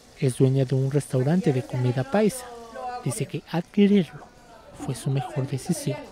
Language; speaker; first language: Spanish; native; Spanish